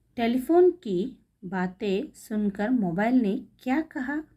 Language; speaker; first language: Hindi; non-native, local second language; Kannada